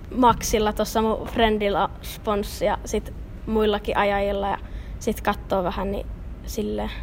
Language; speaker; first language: Finnish; native; Finnish